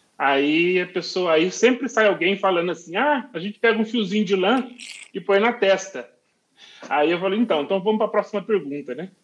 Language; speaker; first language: Portuguese; native; Portuguese